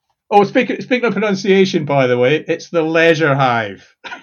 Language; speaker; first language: English; native; English